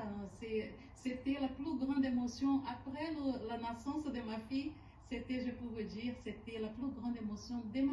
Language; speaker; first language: French; non-native, fluent; Portuguese